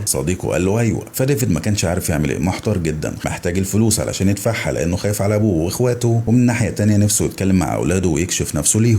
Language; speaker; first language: Arabic; native; Arabic